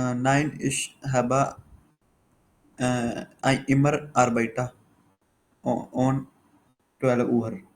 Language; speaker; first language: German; non-native, learner; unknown